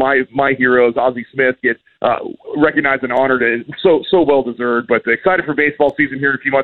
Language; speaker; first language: English; native; English